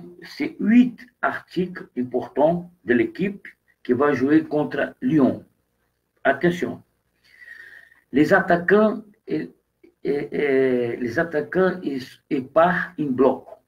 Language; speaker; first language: French; non-native, learner; Portuguese